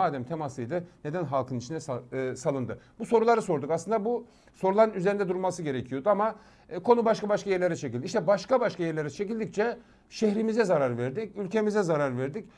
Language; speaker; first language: Turkish; native; Turkish